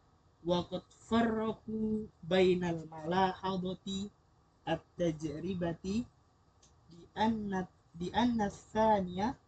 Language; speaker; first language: Arabic; non-native, learner; Indonesian